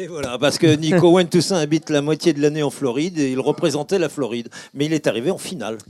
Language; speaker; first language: French; native; French